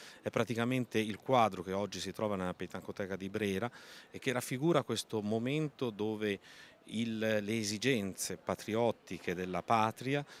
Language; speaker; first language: Italian; native; Italian